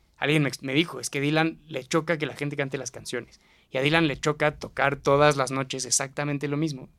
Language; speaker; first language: Spanish; native; Spanish